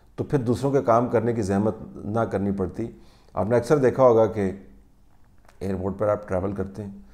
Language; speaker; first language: Urdu; native; Urdu